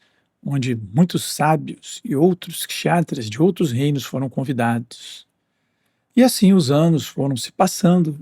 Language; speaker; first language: Portuguese; native; Portuguese